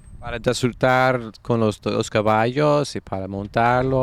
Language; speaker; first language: Spanish; non-native, learner; English